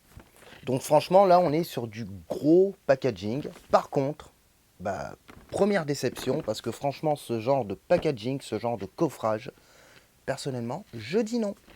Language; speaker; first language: French; native; French